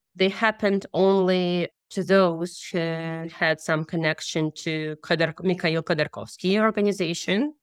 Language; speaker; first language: English; non-native, fluent; Russian